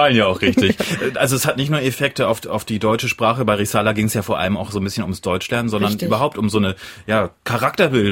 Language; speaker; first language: German; native; German